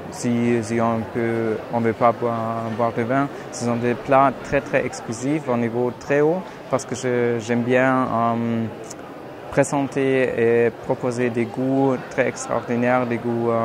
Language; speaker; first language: French; non-native, fluent; German